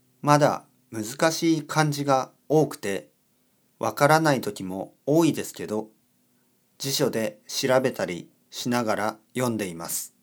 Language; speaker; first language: Japanese; non-native, learner; English